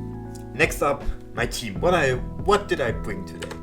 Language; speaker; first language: English; non-native, fluent; German